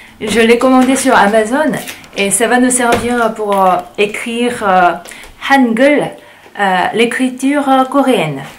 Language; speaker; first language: French; non-native, fluent; Korean